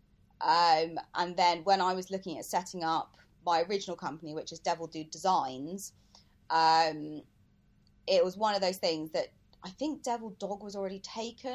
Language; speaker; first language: English; native; English